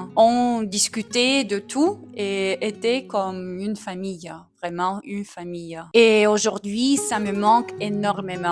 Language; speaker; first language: French; non-native, fluent; Russian